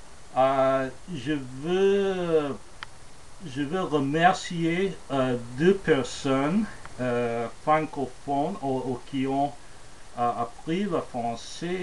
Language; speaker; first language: French; non-native, fluent; English